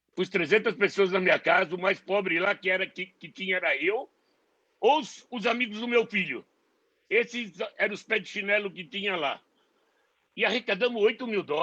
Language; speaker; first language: Portuguese; non-native, fluent; Hebrew